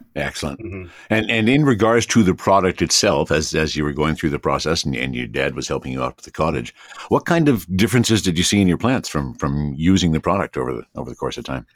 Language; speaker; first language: English; native; English